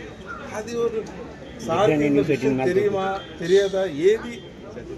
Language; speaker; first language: Tamil; non-native, local second language; Telugu